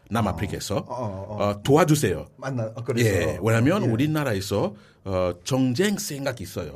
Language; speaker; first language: Korean; non-native, learner; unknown